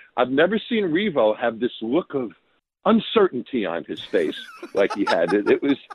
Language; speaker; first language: English; native; English